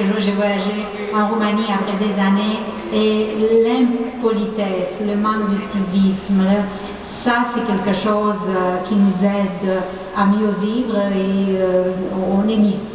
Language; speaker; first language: French; non-native, fluent; Romanian